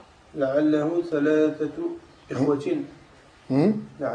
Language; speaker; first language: Arabic; non-native, learner; French